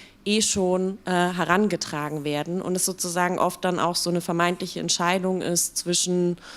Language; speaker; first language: German; native; German